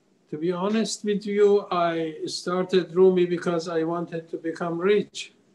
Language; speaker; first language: English; non-native, fluent; Persian